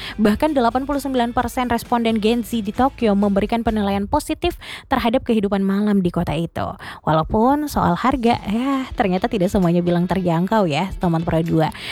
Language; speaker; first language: Indonesian; native; Indonesian